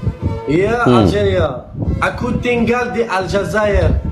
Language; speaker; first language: Indonesian; non-native, learner; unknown